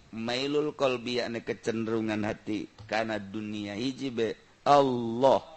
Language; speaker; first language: Sundanese; native; Sundanese